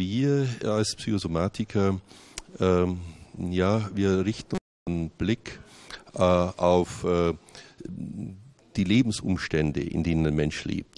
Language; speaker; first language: German; native; German